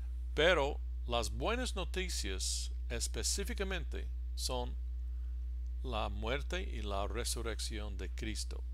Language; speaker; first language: Spanish; non-native, fluent; English